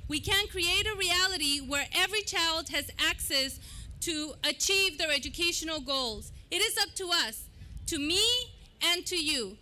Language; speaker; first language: English; early bilingual, other home language; Spanish